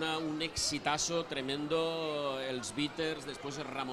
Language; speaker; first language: Catalan; native; Catalan